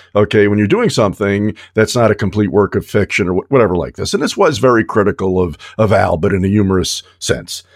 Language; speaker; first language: English; native; English